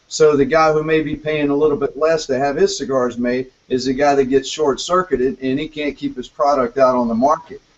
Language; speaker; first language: English; native; English